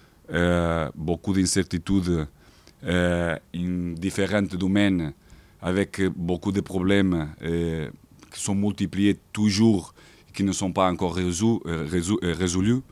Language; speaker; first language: French; non-native, fluent; Portuguese